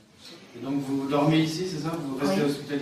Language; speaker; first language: French; native; French